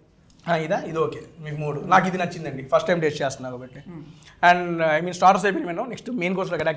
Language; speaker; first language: Telugu; native; Telugu